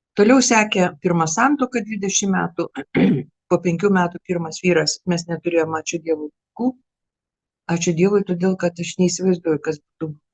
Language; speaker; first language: Lithuanian; native; Lithuanian